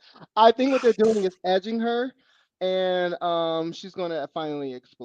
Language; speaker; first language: English; native; English